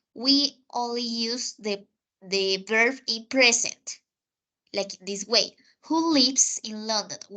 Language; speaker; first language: English; non-native, fluent; Spanish